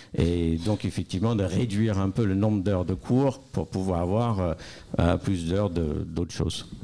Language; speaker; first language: French; non-native, fluent; English